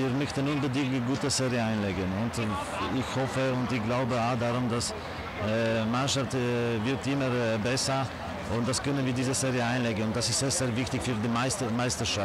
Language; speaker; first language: German; non-native, learner; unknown